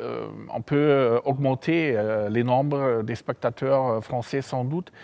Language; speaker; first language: French; non-native, fluent; German